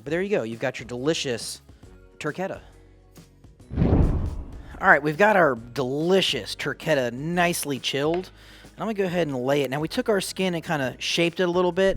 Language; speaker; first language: English; native; English